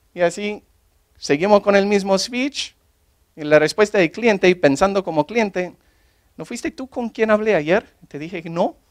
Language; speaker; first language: Spanish; non-native, fluent; English